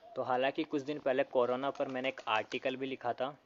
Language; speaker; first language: Hindi; native; Hindi